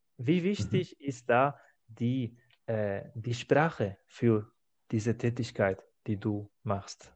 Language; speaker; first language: German; non-native, fluent; Spanish